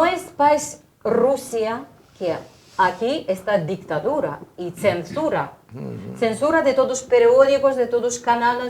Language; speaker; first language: Spanish; non-native, fluent; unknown